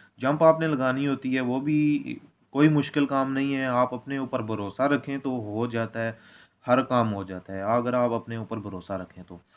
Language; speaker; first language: Hindi; non-native, local second language; Punjabi